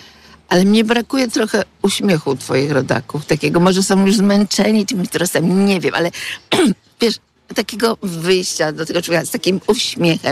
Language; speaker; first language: Polish; native; Polish